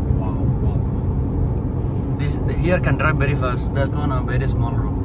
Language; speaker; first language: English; non-native, learner; Bangla